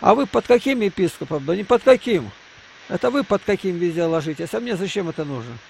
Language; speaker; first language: Russian; native; Russian